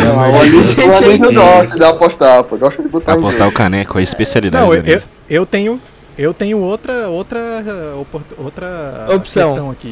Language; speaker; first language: Portuguese; native; Portuguese